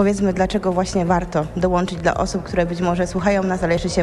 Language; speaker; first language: Polish; native; Polish